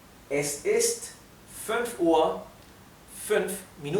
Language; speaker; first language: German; non-native, fluent; Spanish